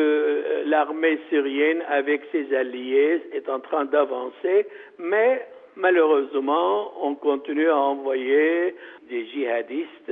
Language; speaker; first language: French; non-native, fluent; Arabic